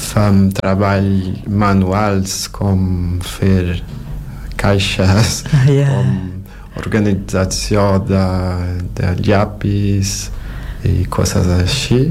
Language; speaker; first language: Catalan; non-native, learner; Portuguese